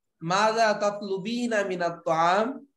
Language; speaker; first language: Arabic; non-native, fluent; Bangla